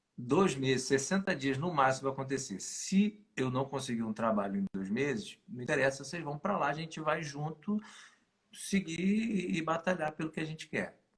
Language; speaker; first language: Portuguese; native; Portuguese